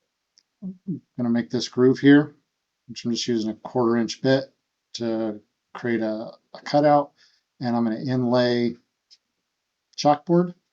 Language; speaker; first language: English; native; English